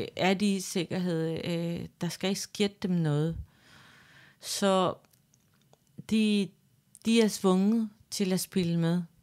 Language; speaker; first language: Danish; non-native, fluent; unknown